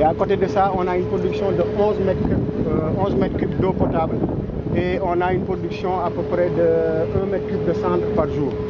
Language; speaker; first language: French; non-native, local second language; Wolof